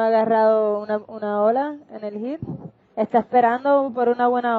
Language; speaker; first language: Spanish; native; Spanish